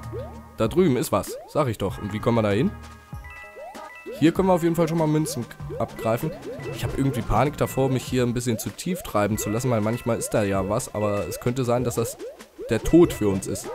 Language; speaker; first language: German; native; German